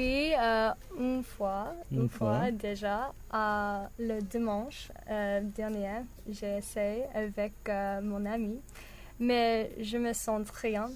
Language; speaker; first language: French; non-native, learner; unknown